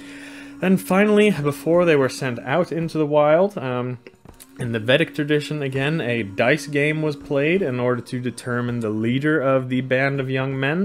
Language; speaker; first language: English; non-native, fluent; Swedish